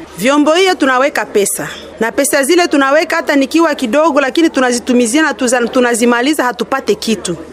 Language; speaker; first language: Swahili; non-native, local second language; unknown